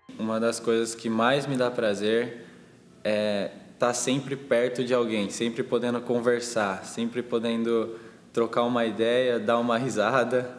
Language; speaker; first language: Portuguese; native; Portuguese